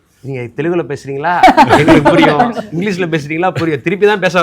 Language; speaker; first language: Tamil; native; Tamil